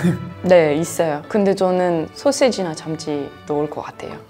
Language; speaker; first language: Korean; non-native, fluent; French